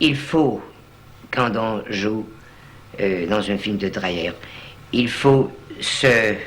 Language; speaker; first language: French; non-native, learner; Danish